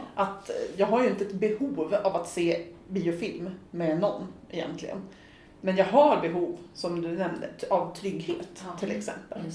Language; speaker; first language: Swedish; native; Swedish